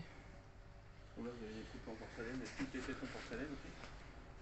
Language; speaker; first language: French; native; French